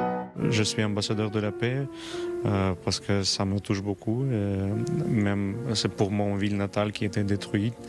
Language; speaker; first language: French; non-native, learner; Ukrainian